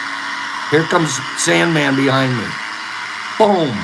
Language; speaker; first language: English; native; English